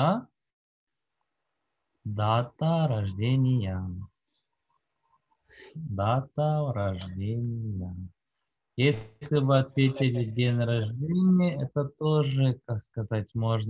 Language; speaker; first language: Russian; non-native, fluent; Korean